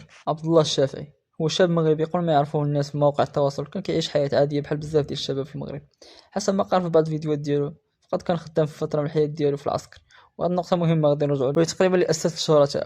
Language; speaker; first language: Arabic; native; Arabic